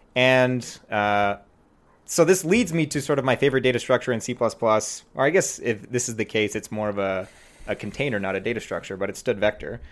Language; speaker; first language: English; native; English